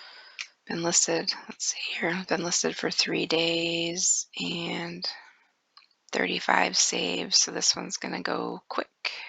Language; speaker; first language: English; native; English